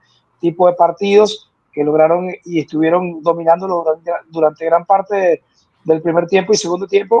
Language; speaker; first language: Spanish; native; Spanish